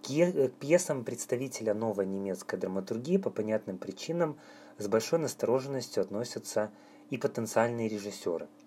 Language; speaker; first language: Russian; native; Russian